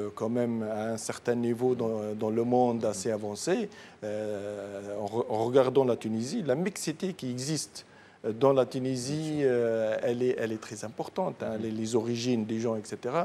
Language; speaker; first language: French; non-native, local second language; Arabic